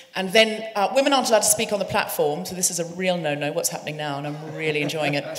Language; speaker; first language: English; native; English